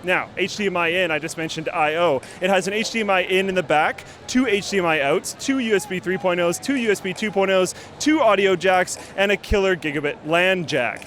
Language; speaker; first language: English; native; English